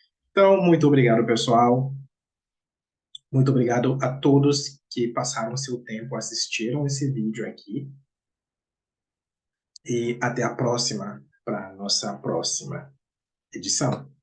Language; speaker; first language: Portuguese; non-native, fluent; Haitian Creole